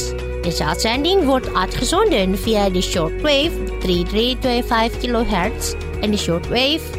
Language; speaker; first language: Dutch; non-native, fluent; Indonesian